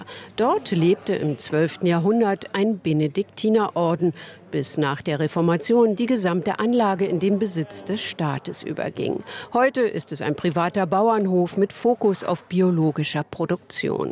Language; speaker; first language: German; native; German